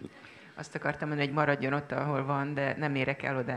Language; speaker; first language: Hungarian; native; Hungarian